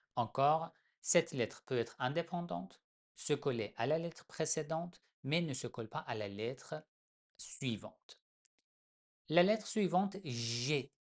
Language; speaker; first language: French; non-native, fluent; Persian